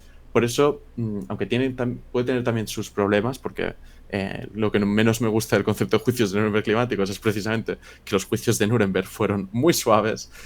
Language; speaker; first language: Spanish; native; Spanish